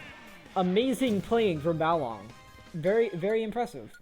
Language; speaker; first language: English; native; English